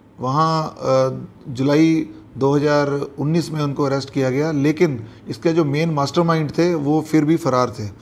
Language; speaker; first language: Hindi; native; Hindi